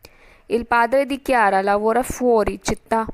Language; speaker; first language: Italian; non-native, fluent; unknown